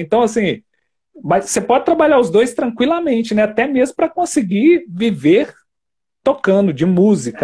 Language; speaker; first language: Portuguese; native; Portuguese